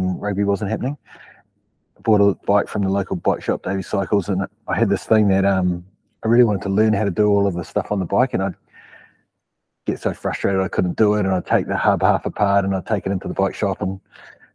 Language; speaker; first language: English; native; English